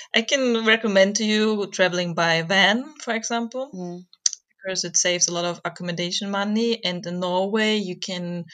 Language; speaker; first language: English; non-native, fluent; German